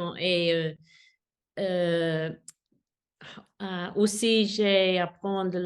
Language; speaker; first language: French; non-native, learner; English